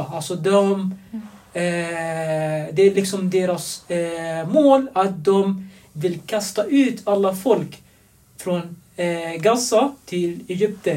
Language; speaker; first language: Swedish; non-native, fluent; Arabic